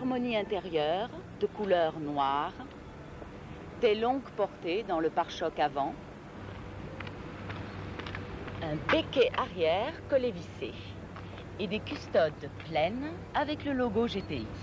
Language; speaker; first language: French; native; French